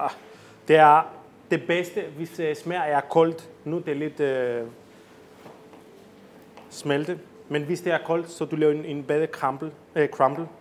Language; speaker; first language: Danish; non-native, fluent; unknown